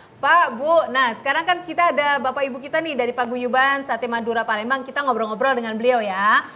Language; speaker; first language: Indonesian; native; Indonesian